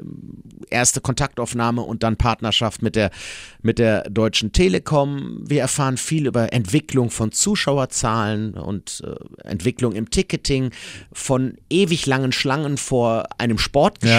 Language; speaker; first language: German; native; German